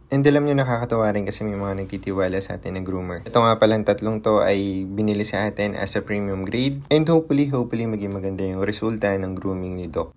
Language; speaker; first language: Filipino; native; Filipino